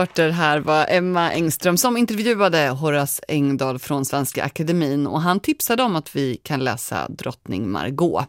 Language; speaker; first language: Swedish; native; Swedish